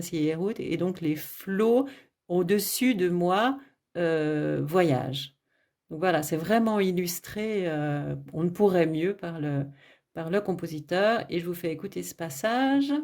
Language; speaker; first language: French; native; French